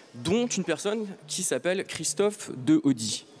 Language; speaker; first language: French; native; French